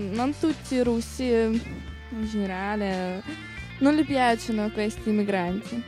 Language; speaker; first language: Italian; non-native, learner; Russian